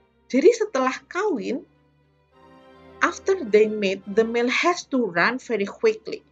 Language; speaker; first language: English; non-native, fluent; Indonesian